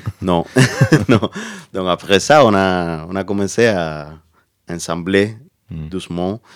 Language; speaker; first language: French; non-native, learner; Spanish